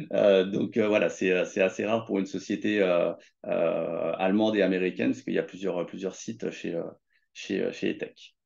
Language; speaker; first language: French; native; French